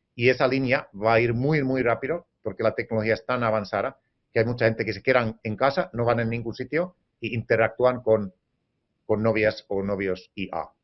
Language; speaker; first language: Spanish; non-native, fluent; Finnish